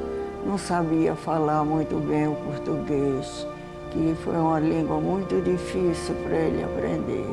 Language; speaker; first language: Portuguese; early bilingual, heritage; Portuguese